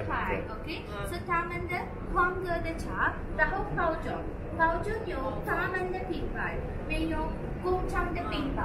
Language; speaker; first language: Chinese; non-native, learner; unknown